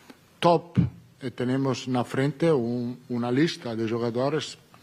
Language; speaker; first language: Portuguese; non-native, learner; Italian